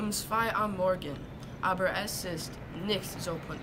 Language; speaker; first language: German; non-native, learner; English